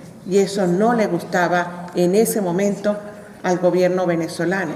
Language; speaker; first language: Spanish; native; Spanish